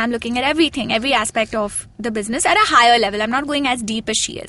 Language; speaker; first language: English; non-native, local second language; Hindi